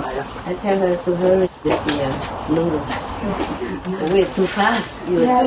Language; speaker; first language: English; non-native, fluent; Vietnamese